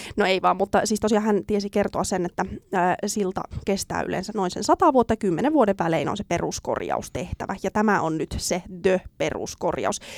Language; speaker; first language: Finnish; native; Finnish